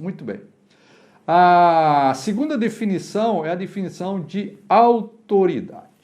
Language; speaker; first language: Portuguese; native; Portuguese